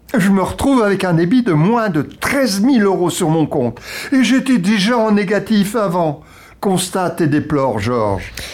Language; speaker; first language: French; native; French